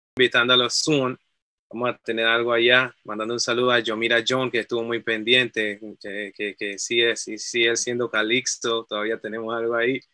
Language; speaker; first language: Spanish; native; Spanish